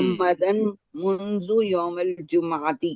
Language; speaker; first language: Arabic; non-native, learner; Urdu